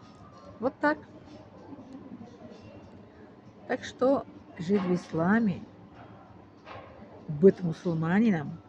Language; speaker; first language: Russian; non-native, fluent; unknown